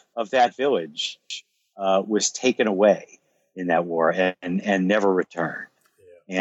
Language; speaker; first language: English; native; English